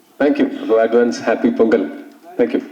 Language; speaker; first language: Tamil; non-native, learner; Malayalam